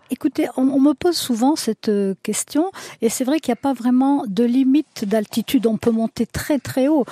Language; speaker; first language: French; early bilingual, other home language; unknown